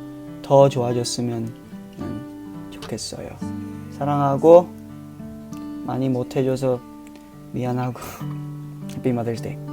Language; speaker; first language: Korean; early bilingual, heritage; Korean